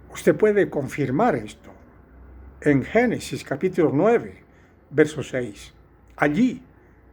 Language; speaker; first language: Spanish; native; Spanish